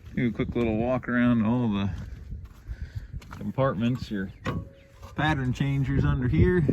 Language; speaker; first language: English; native; English